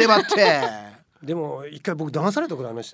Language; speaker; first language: Japanese; native; Japanese